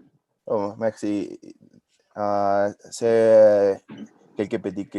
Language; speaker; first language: French; non-native, learner; Spanish